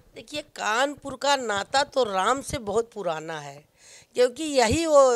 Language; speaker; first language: Hindi; native; Hindi